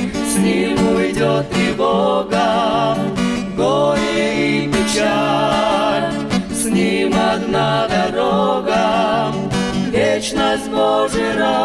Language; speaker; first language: Russian; native; Russian